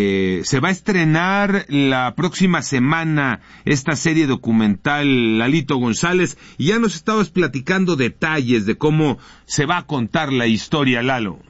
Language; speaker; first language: Spanish; native; Spanish